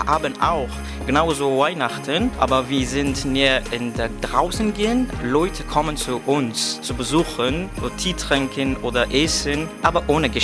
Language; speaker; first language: German; non-native, learner; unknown